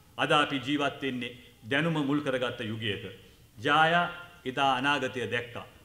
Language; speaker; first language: Sinhala; non-native, local second language; Tamil